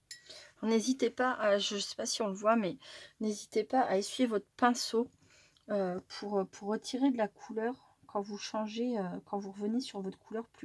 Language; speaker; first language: French; native; French